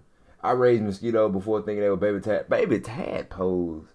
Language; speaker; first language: English; native; English